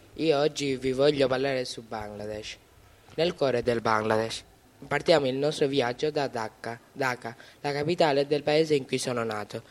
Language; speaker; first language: Italian; non-native, fluent; Bangla